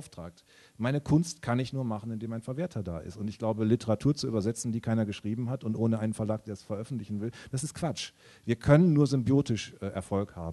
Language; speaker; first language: German; native; German